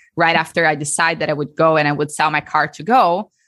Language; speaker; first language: English; non-native, fluent; Portuguese